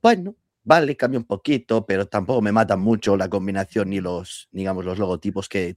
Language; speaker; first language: Spanish; native; Spanish